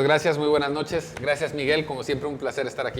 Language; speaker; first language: Spanish; native; Spanish